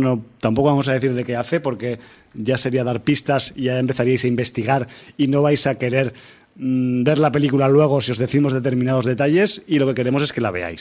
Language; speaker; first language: Spanish; native; Spanish